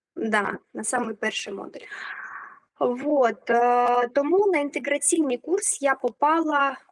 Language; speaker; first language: Ukrainian; native; Ukrainian